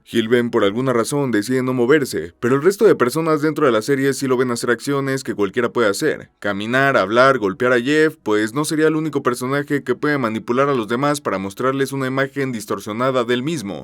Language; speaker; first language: Spanish; native; Spanish